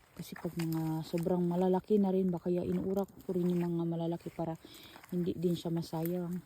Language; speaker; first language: Filipino; non-native, local second language; Cebuano